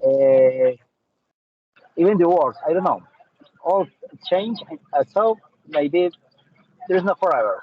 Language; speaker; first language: English; non-native, learner; Spanish